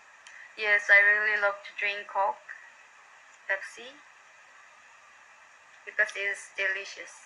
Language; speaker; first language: English; non-native, learner; Korean